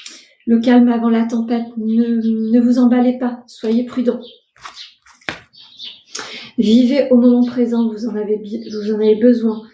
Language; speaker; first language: French; native; French